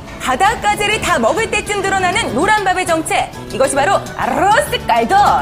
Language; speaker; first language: Korean; native; Korean